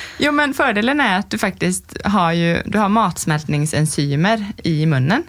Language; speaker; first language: Swedish; native; Swedish